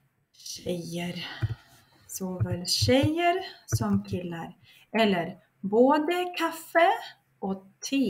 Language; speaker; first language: Swedish; non-native, fluent; Russian